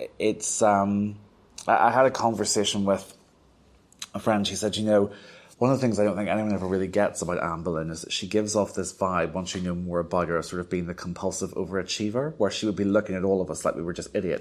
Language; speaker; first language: English; native; English